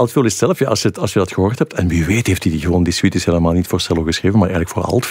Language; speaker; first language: Dutch; native; Dutch